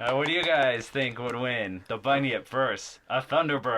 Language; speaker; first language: English; native; English